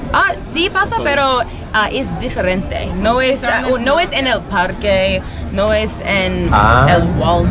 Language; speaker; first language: Spanish; non-native, learner; English